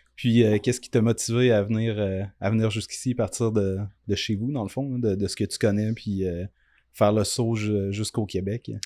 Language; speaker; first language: French; native; French